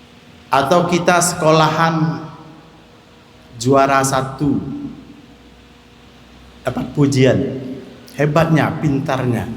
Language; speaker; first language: Indonesian; native; Indonesian